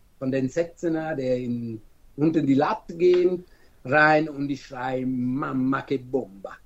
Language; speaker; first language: German; non-native, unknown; Italian